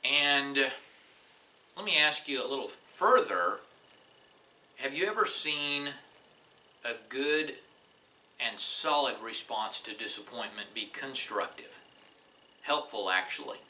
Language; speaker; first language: English; native; English